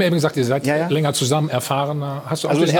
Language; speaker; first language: German; native; German